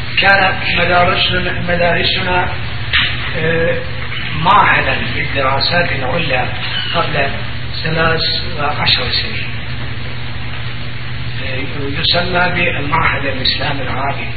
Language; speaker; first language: Arabic; non-native, fluent; Turkish